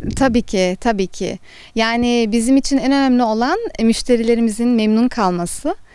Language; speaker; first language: Turkish; early bilingual, heritage; Turkish